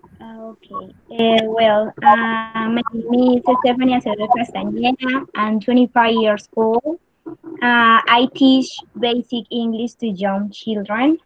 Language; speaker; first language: English; non-native, learner; Spanish